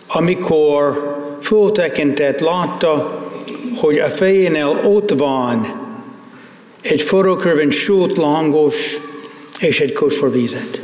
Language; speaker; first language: Hungarian; non-native, fluent; English